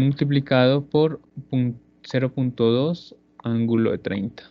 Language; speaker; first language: Spanish; native; Spanish